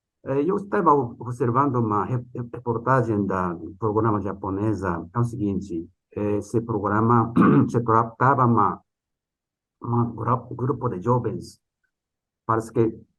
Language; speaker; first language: Portuguese; non-native, fluent; Japanese